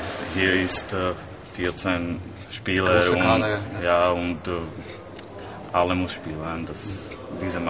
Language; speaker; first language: German; non-native, learner; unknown